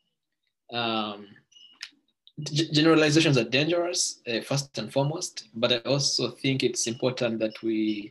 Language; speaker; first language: English; non-native, local second language; Ganda